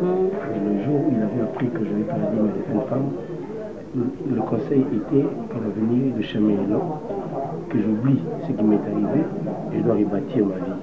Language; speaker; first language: French; non-native, local second language; Lingala